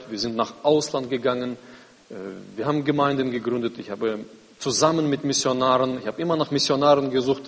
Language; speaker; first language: German; non-native, fluent; Russian